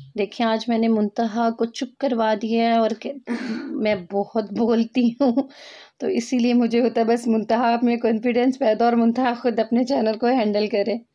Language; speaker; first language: Urdu; native; Urdu